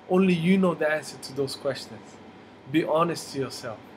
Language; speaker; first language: English; non-native, fluent; Somali